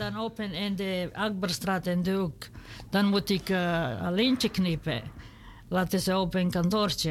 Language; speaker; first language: Dutch; non-native, learner; Serbian